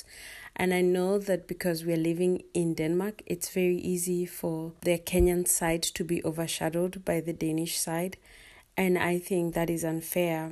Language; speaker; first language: English; non-native, local second language; Kikuyu